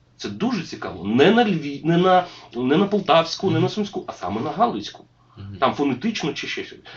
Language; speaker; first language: Ukrainian; non-native, local second language; Russian